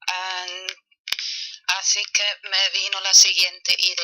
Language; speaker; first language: Spanish; non-native, learner; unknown